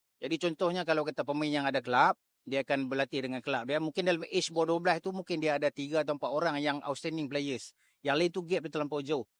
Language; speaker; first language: Malay; native; Malay